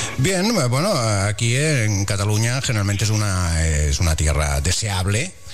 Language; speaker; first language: Spanish; non-native, local second language; Catalan